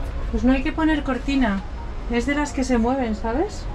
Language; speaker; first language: Spanish; native; Spanish